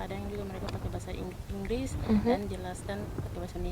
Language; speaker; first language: Indonesian; non-native, learner; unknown